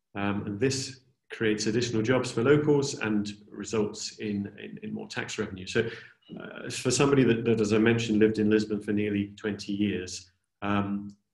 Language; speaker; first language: English; native; English